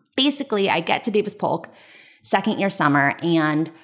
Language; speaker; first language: English; native; English